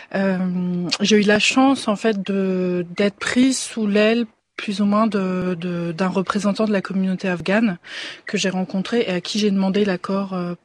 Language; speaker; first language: French; native; French